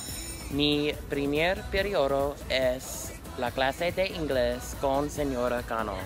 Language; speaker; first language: Spanish; non-native, learner; English